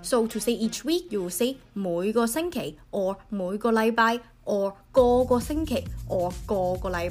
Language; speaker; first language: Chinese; early bilingual, heritage; Cantonese